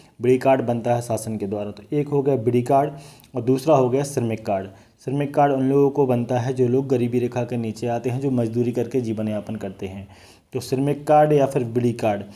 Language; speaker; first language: Hindi; native; Hindi